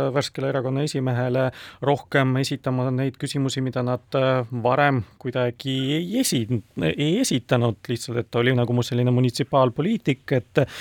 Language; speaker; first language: Estonian; non-native, local second language; Russian